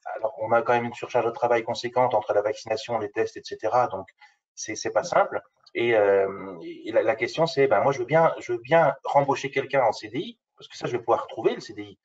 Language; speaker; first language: French; native; French